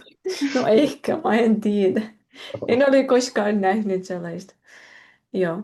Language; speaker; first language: Finnish; non-native, fluent; Russian